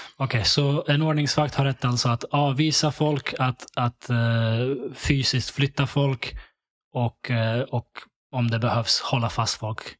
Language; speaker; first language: Swedish; early bilingual, other home language; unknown